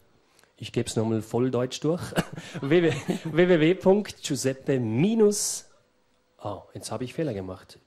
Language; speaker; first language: German; native; German